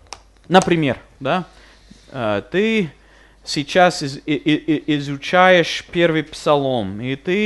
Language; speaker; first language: Russian; non-native, fluent; English